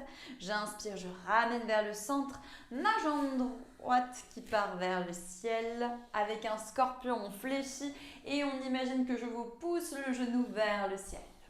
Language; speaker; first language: French; native; French